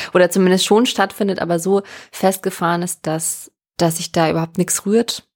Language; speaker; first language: German; early bilingual, other home language; Russian